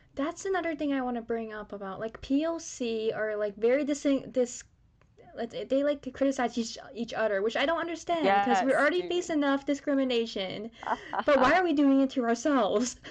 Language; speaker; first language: English; early bilingual, other home language; Chinese